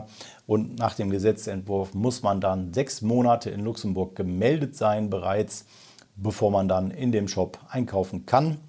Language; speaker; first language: German; native; German